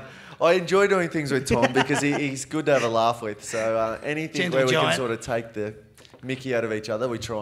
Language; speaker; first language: English; native; English